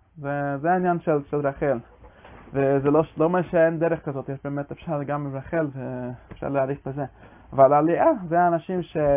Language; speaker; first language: Hebrew; non-native, fluent; English